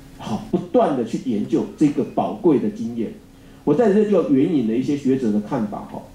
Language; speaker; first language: Chinese; native; Chinese